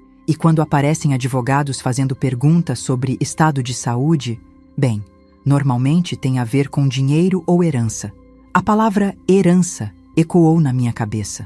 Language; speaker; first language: Portuguese; native; Portuguese